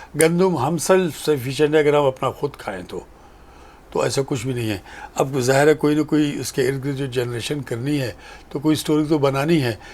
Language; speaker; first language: Urdu; non-native, local second language; Pashto